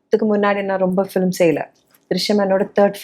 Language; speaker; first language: Tamil; non-native, learner; Malayalam